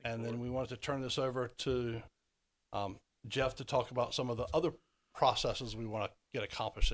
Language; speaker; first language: English; native; English